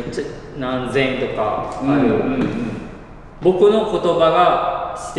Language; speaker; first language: Japanese; non-native, learner; Indonesian